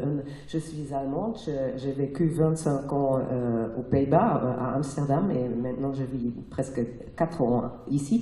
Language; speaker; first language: French; non-native, fluent; German